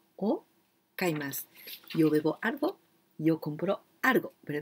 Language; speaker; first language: Spanish; non-native, learner; Japanese